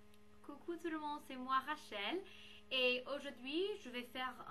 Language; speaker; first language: French; non-native, fluent; English